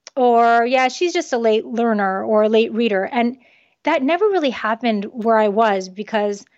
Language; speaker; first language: English; early bilingual, other home language; Japanese